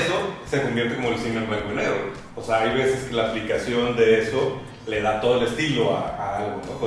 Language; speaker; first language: Spanish; native; Spanish